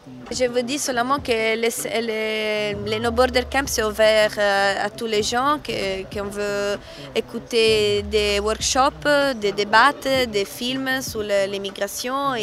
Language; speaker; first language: French; non-native, learner; Italian